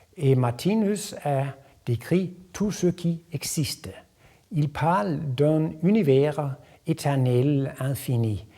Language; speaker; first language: French; non-native, fluent; Danish